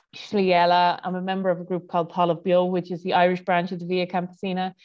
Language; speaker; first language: English; native; English